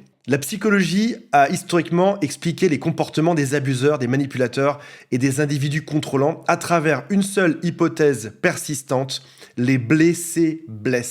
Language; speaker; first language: French; native; French